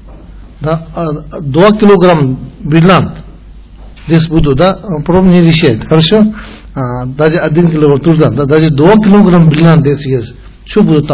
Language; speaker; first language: Russian; non-native, learner; Tibetan